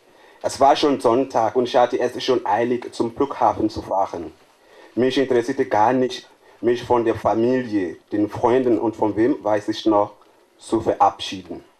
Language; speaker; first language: German; non-native, fluent; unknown